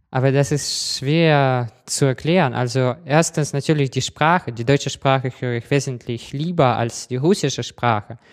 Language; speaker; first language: German; non-native, fluent; Russian